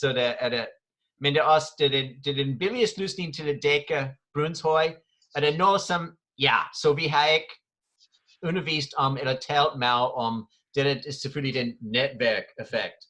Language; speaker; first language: Danish; non-native, fluent; English